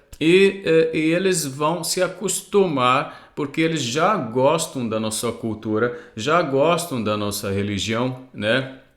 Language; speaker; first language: Portuguese; non-native, fluent; Arabic